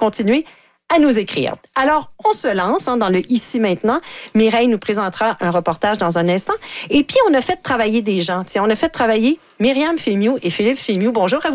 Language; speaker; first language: French; native; French